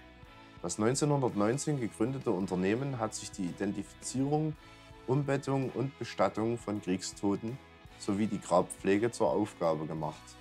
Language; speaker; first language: German; native; German